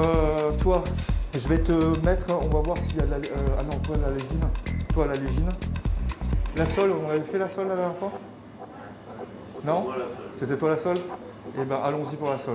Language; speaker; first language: French; native; French